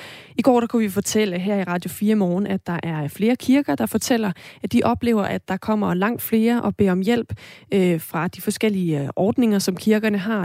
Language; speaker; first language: Danish; native; Danish